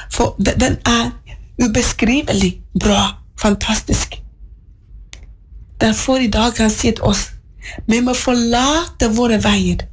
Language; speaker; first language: Norwegian; non-native, learner; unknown